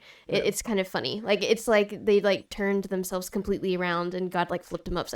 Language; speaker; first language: English; native; English